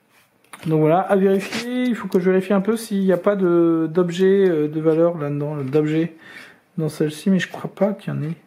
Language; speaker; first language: French; native; French